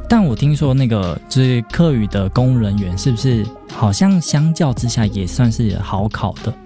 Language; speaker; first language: Chinese; native; Chinese